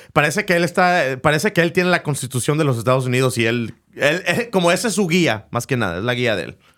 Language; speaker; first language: Spanish; early bilingual, heritage; Spanish